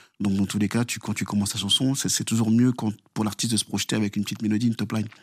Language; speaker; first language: French; early bilingual, other home language; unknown